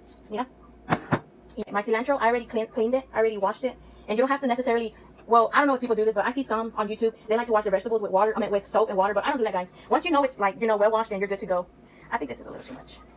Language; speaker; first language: English; early bilingual, other home language; Spanish